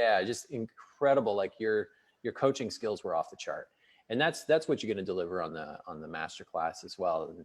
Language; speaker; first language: English; native; English